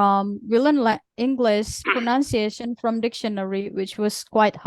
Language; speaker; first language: English; non-native, fluent; Indonesian